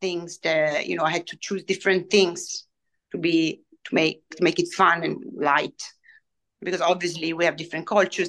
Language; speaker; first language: English; non-native, fluent; Italian